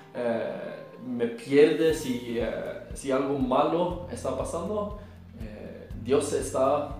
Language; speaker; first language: Spanish; non-native, learner; Norwegian